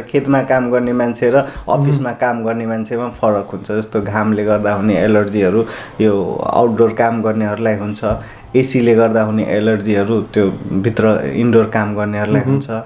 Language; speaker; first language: Nepali; non-native, local second language; Maithili